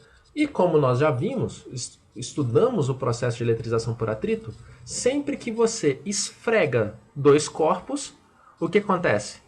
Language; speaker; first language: Portuguese; native; Portuguese